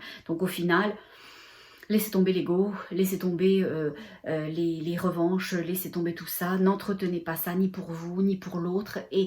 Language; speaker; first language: French; native; French